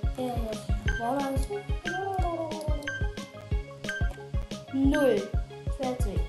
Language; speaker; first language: German; non-native, learner; Portuguese